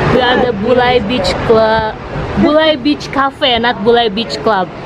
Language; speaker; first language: English; non-native, fluent; Indonesian